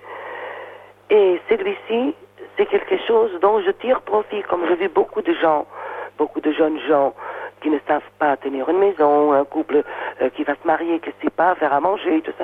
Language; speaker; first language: French; non-native, fluent; Portuguese